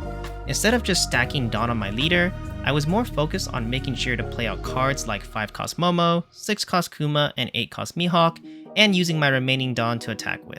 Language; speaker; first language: English; native; English